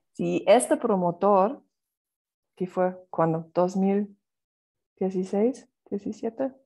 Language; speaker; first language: Spanish; non-native, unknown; German